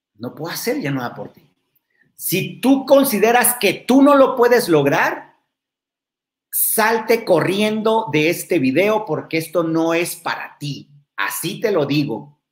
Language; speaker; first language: Spanish; native; Spanish